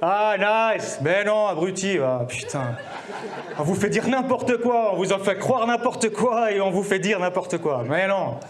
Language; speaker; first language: French; native; French